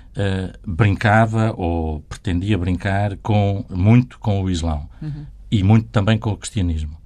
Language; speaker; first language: Portuguese; native; Portuguese